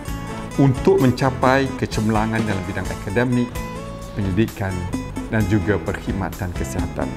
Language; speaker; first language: Malay; native; Malay